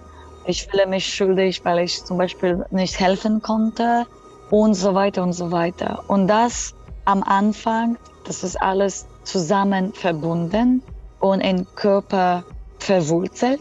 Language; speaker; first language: German; non-native, fluent; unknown